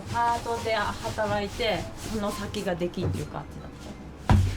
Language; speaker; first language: Japanese; native; Japanese